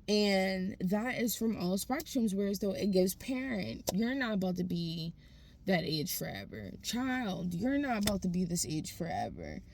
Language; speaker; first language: English; native; English